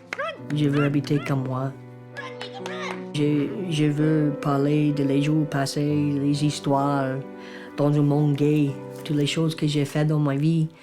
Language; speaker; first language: French; non-native, learner; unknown